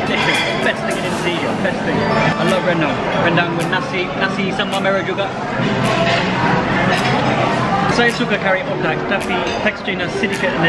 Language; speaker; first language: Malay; non-native, learner; English